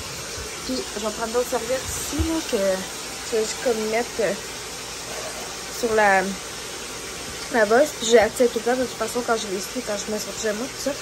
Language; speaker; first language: French; native; French